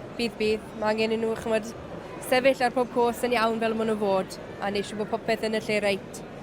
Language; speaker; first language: Welsh; native; Welsh